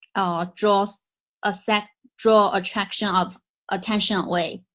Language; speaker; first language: English; non-native, fluent; Chinese